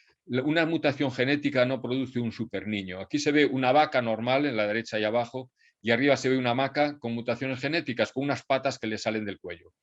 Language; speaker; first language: Spanish; native; Spanish